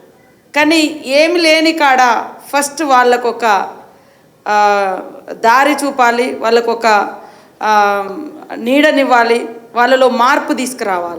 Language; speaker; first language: Telugu; native; Telugu